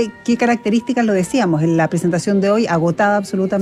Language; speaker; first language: Spanish; native; Spanish